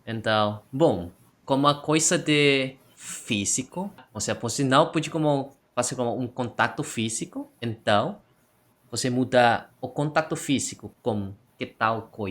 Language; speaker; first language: Portuguese; non-native, learner; Indonesian